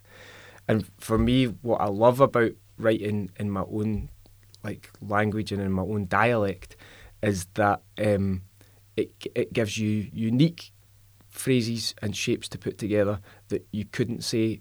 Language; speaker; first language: English; native; English